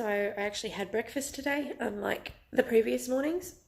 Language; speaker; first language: English; native; English